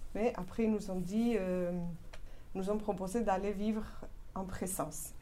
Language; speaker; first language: French; non-native, fluent; Spanish